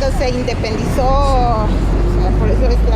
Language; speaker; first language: Spanish; native; Spanish